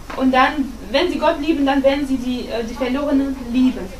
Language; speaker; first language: German; non-native, fluent; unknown